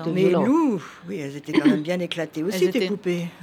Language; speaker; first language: French; native; French